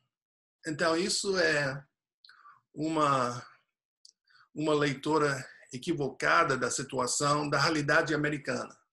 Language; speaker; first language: Portuguese; non-native, fluent; English